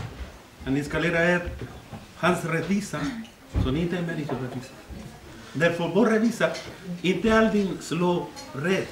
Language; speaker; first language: Swedish; non-native, learner; Spanish